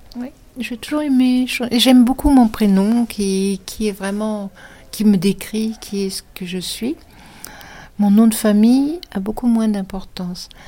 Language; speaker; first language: French; non-native, fluent; German